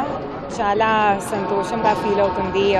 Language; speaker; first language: Telugu; non-native, learner; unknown